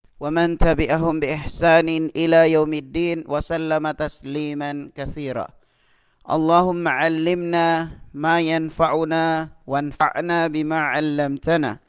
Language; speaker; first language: Arabic; non-native, fluent; Filipino